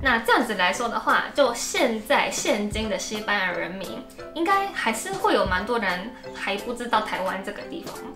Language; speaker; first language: Chinese; non-native, fluent; Japanese